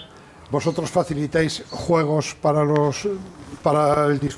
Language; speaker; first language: Spanish; native; Spanish